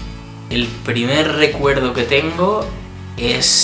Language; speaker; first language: Spanish; early bilingual, other home language; Italian